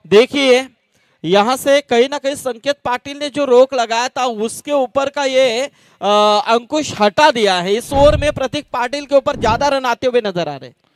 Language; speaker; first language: Hindi; non-native, local second language; Marathi